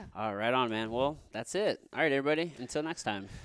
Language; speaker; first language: English; native; English